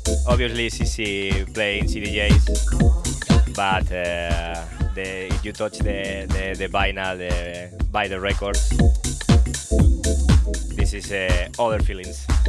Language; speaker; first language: English; non-native, learner; Spanish